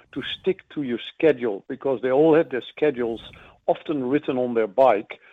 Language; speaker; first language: English; non-native, fluent; Dutch